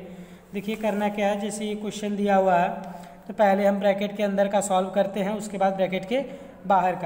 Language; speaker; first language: Hindi; native; Hindi